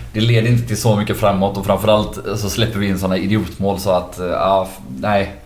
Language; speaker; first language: Swedish; native; Swedish